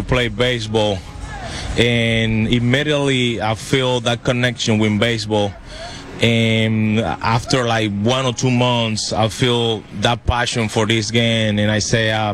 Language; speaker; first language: English; non-native, learner; Spanish